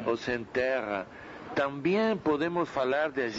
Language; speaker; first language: Portuguese; non-native, fluent; Spanish